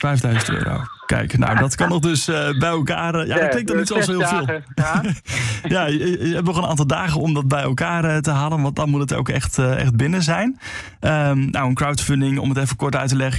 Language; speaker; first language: Dutch; native; Dutch